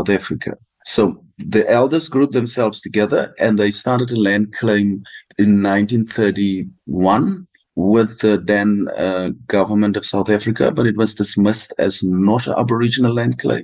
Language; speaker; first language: English; non-native, local second language; Afrikaans